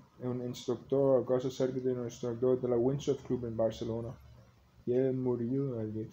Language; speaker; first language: Spanish; non-native, learner; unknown